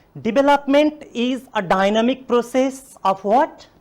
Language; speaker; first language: English; non-native, local second language; Nepali